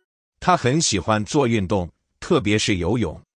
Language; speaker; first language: Chinese; non-native, learner; Japanese